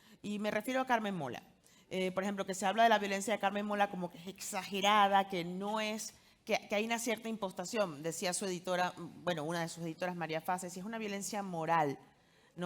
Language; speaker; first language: Spanish; native; Spanish